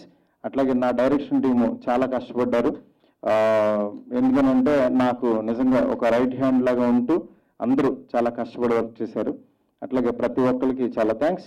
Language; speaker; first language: Telugu; native; Telugu